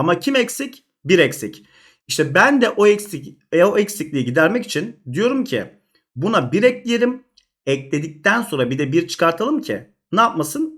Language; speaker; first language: Turkish; native; Turkish